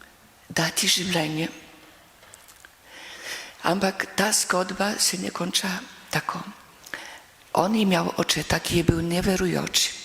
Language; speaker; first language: Slovenian; non-native, fluent; Polish